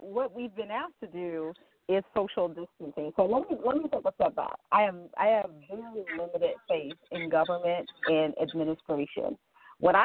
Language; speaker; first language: English; native; English